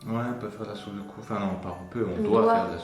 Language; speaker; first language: French; native; French